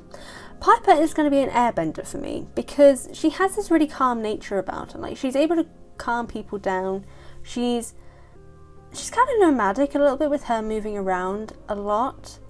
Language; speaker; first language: English; native; English